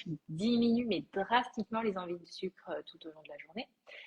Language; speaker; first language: French; native; French